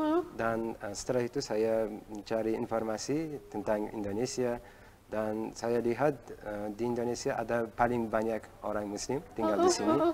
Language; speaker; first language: Indonesian; non-native, learner; Uzbek